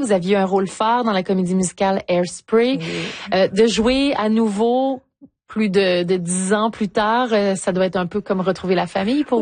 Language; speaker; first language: French; native; French